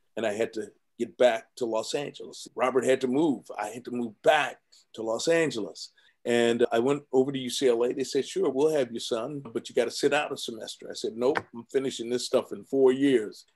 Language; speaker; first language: English; native; English